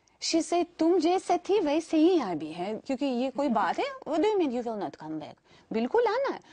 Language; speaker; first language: Hindi; non-native, fluent; Russian